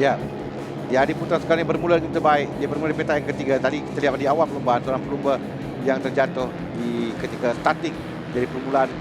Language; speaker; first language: Malay; native; Malay